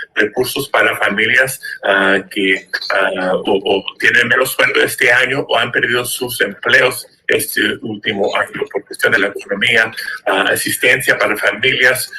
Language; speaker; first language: Spanish; early bilingual, other home language; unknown